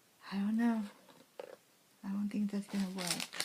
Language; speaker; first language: English; native; English